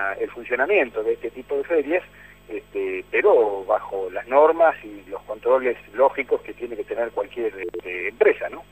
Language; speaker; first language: Spanish; native; Spanish